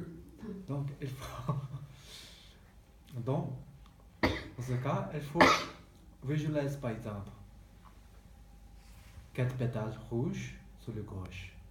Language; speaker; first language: French; non-native, learner; Tibetan